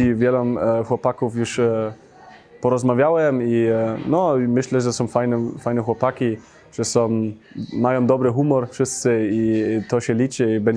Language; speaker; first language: Polish; early bilingual, heritage; Polish